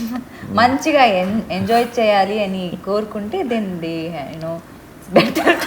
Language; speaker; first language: Telugu; non-native, learner; Tamil